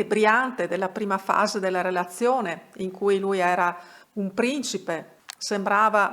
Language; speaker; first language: Italian; native; Italian